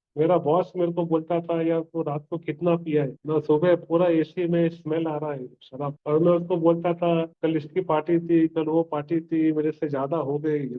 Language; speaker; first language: Hindi; native; Hindi